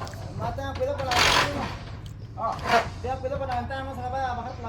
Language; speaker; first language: Spanish; native; Spanish